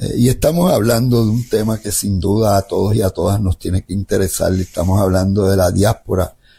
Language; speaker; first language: Spanish; native; Spanish